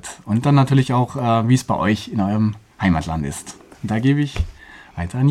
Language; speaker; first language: German; native; German